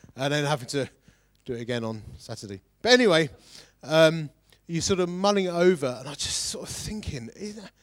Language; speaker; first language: English; native; English